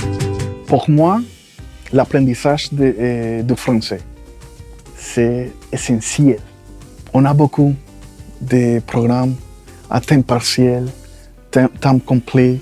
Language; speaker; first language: French; non-native, fluent; Spanish